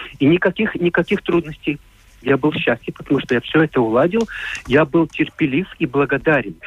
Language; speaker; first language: Russian; non-native, local second language; Latvian